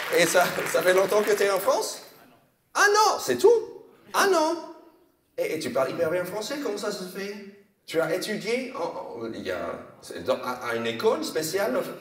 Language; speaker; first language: French; non-native, fluent; English